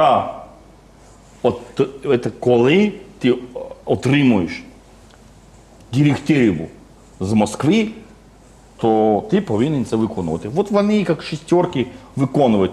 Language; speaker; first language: Ukrainian; non-native, fluent; Georgian